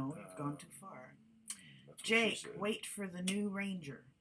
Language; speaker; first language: English; native; English